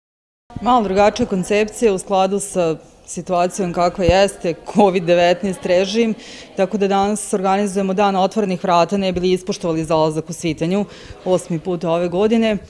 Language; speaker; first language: Serbian; native; Serbian